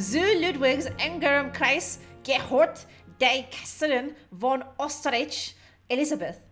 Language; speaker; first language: German; non-native, learner; English